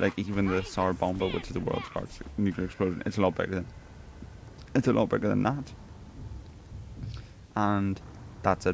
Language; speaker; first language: English; native; English